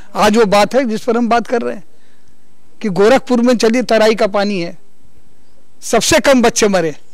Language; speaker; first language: Hindi; native; Hindi